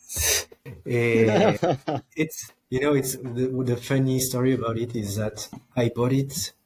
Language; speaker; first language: English; non-native, fluent; French